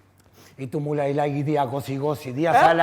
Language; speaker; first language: Indonesian; non-native, fluent; Spanish